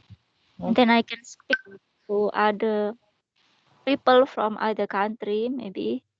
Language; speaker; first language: English; non-native, learner; Indonesian